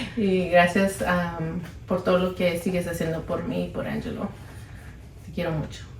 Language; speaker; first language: Spanish; early bilingual, other home language; English